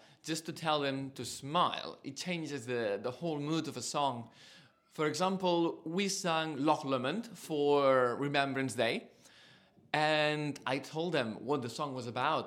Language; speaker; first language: English; non-native, fluent; Spanish